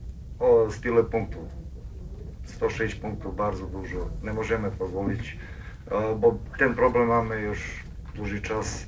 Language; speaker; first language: Polish; non-native, learner; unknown